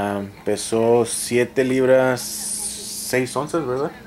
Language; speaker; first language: Spanish; native; Spanish